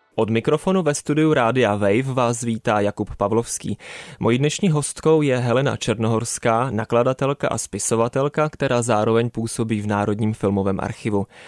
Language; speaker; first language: Czech; native; Czech